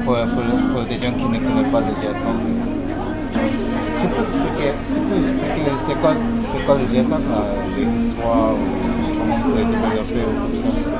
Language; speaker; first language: French; non-native, learner; Korean